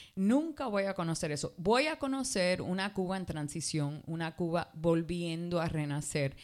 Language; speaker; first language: Spanish; early bilingual, heritage; Spanish